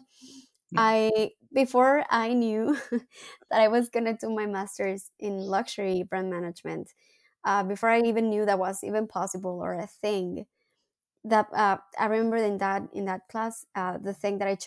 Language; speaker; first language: English; non-native, fluent; Spanish